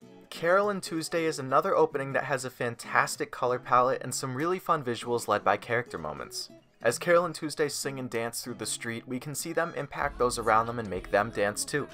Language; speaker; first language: English; native; English